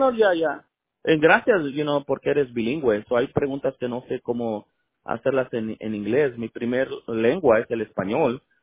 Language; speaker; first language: Spanish; native; Spanish